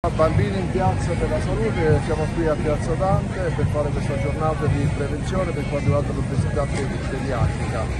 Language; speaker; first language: Italian; native; Italian